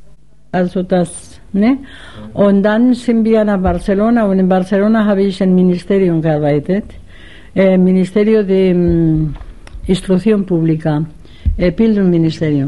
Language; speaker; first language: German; non-native, fluent; Spanish